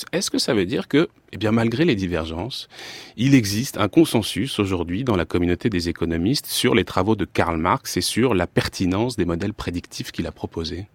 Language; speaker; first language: French; native; French